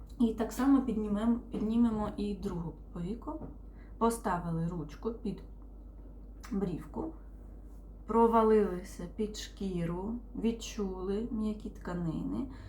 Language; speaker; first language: Ukrainian; non-native, local second language; Russian